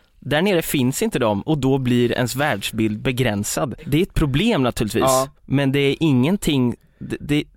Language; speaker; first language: Swedish; native; Swedish